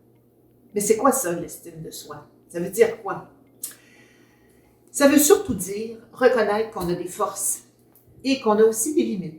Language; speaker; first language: French; native; French